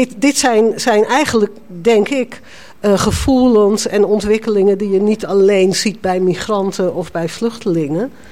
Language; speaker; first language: Dutch; native; Dutch